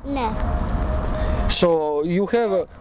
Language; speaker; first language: English; non-native, learner; Croatian